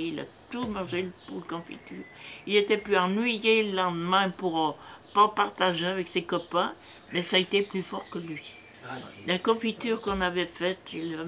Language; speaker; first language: French; native; French